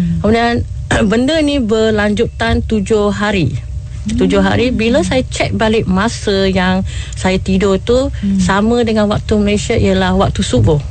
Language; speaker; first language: Malay; non-native, local second language; Chinese